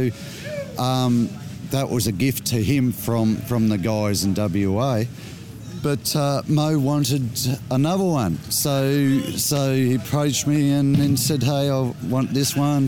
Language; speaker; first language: English; native; English